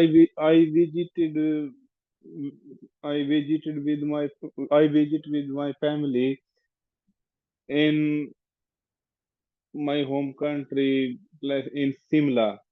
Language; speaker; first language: English; non-native, learner; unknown